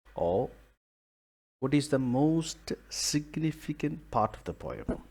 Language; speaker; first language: English; non-native, local second language; Malayalam